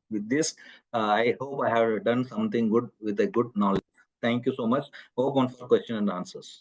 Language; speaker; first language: English; non-native, local second language; Tamil